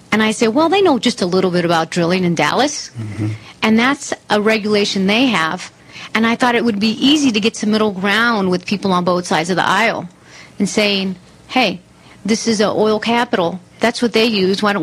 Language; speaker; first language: English; native; English